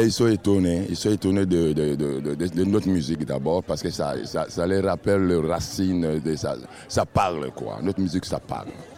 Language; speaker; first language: French; non-native, local second language; Lingala